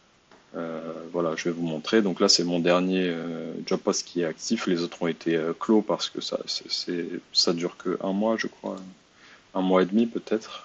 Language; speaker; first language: French; native; French